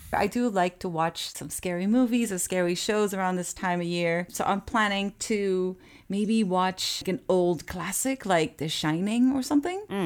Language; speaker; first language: English; early bilingual, other home language; Japanese